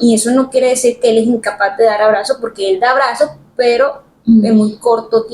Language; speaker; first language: Spanish; native; Spanish